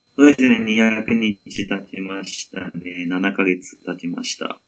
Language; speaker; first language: Japanese; native; Japanese